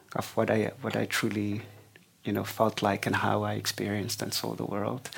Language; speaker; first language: English; non-native, local second language; Xhosa